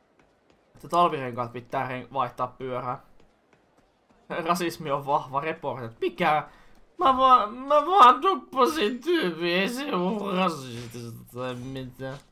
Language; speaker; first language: Finnish; native; Finnish